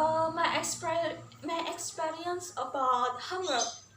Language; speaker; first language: English; non-native, learner; Indonesian